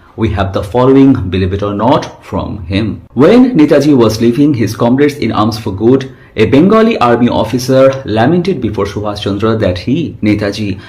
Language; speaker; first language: English; non-native, local second language; Bangla